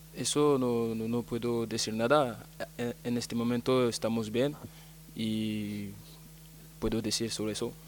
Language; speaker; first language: Spanish; non-native, learner; French